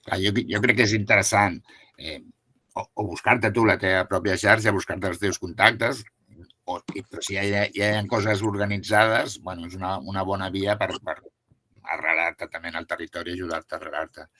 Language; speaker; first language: Catalan; native; Catalan